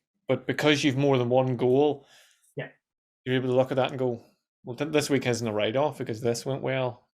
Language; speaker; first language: English; native; English